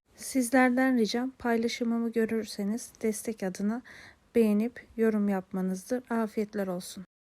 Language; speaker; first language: Turkish; native; Turkish